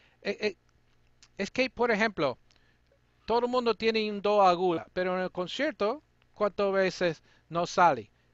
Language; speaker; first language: Spanish; non-native, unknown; English